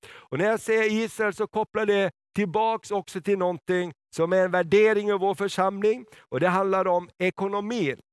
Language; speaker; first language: Swedish; native; Swedish